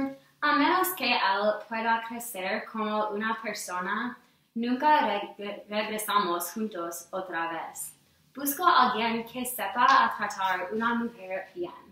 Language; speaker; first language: Spanish; non-native, learner; English